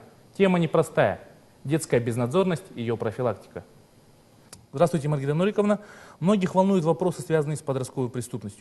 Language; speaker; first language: Russian; native; Russian